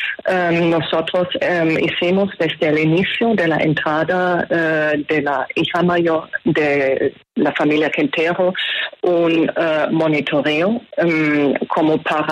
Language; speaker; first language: Spanish; non-native, fluent; German